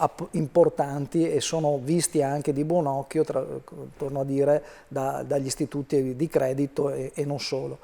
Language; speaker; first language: Italian; native; Italian